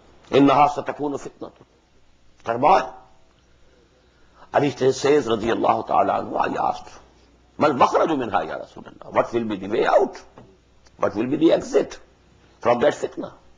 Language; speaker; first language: English; non-native, local second language; Urdu